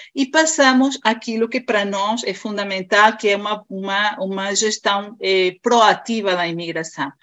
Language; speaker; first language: Portuguese; non-native, fluent; Spanish